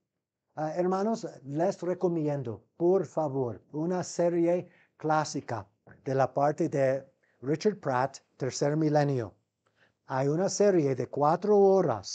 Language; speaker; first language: Spanish; non-native, fluent; English